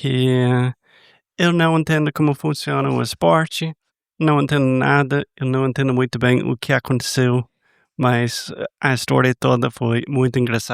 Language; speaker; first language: Portuguese; non-native, fluent; English